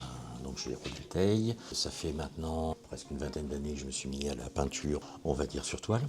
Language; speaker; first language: French; native; French